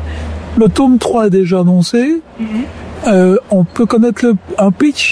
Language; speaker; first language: French; native; French